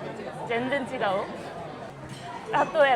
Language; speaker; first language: Japanese; non-native, learner; Korean